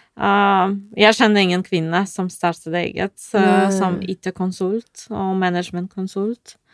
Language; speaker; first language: Swedish; non-native, fluent; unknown